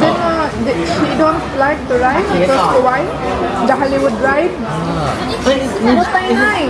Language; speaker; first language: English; non-native, local second language; Filipino